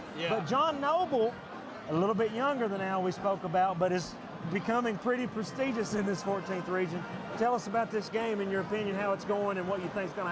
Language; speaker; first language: English; native; English